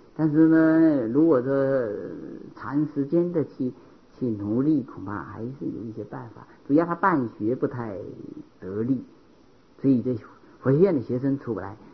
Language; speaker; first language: Chinese; native; Chinese